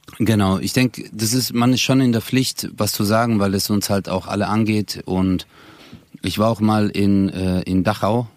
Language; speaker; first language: German; native; German